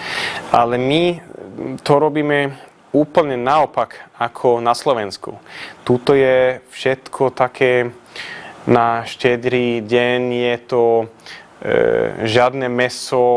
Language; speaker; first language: Slovak; non-native, fluent; Swedish